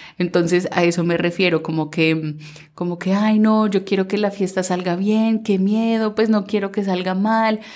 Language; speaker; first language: Spanish; early bilingual, heritage; Spanish